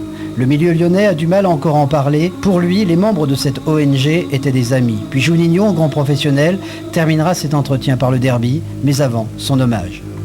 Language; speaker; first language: French; native; French